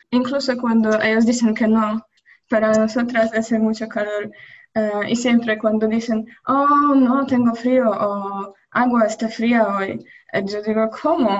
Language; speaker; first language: Spanish; non-native, learner; Polish